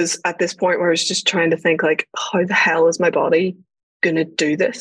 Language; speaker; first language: English; native; English